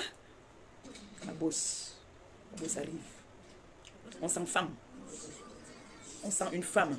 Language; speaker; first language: French; native; French